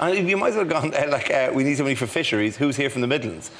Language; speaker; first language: English; native; English